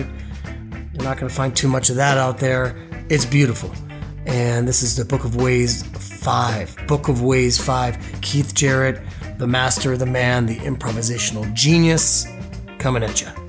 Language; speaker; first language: English; native; English